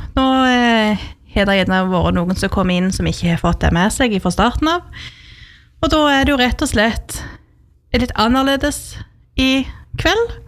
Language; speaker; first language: Norwegian; native; Norwegian